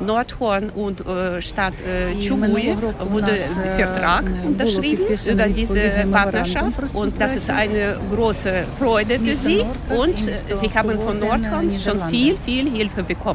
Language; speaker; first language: German; non-native, fluent; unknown